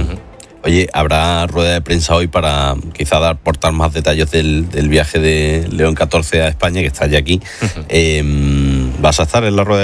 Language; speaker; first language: Spanish; native; Spanish